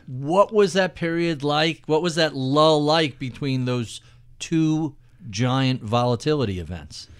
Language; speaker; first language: English; native; English